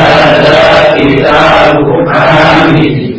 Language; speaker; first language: Arabic; non-native, learner; Indonesian